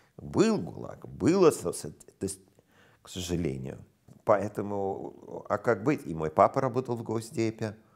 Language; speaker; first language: Russian; non-native, fluent; English